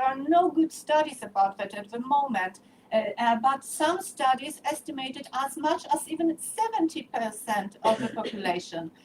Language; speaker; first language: English; non-native, fluent; Polish